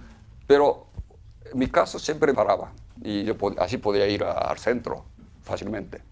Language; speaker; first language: Spanish; non-native, fluent; Japanese